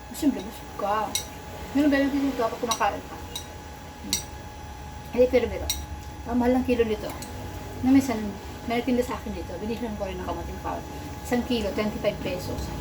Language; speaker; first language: Filipino; non-native, local second language; Bikol